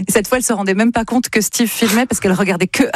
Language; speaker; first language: French; native; French